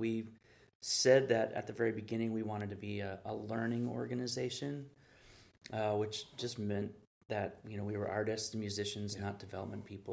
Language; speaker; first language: English; native; English